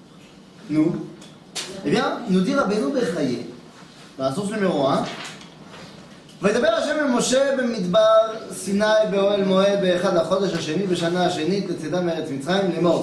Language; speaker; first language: Hebrew; non-native, fluent; French